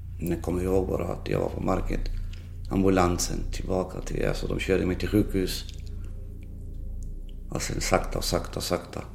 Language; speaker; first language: Swedish; non-native, local second language; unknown